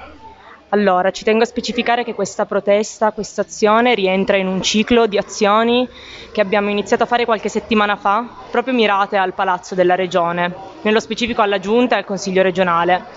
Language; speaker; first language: Italian; native; Italian